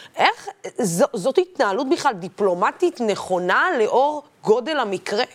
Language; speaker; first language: Hebrew; non-native, local second language; Arabic